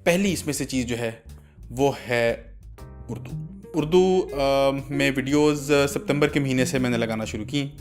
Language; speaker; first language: Urdu; native; Urdu